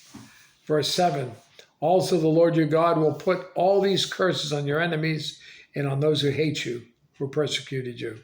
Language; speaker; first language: English; native; English